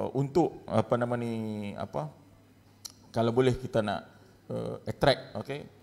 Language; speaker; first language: English; non-native, local second language; Malay